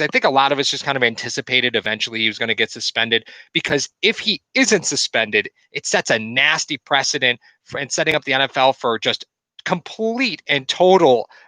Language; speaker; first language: English; native; English